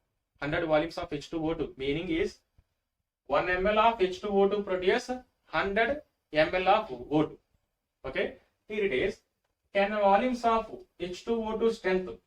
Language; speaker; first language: English; non-native, local second language; Telugu